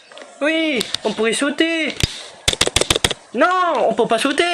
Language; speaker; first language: French; native; French